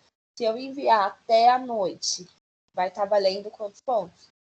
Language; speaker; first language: Portuguese; native; Portuguese